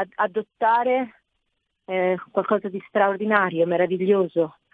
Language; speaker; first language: Italian; native; Italian